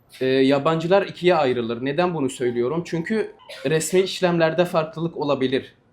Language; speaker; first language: Turkish; non-native, fluent; Arabic